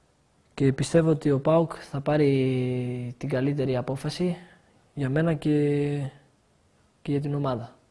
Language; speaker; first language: Greek; early bilingual, other home language; Albanian